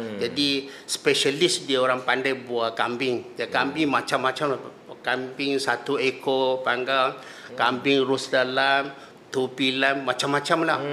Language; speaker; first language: Malay; non-native, fluent; Chinese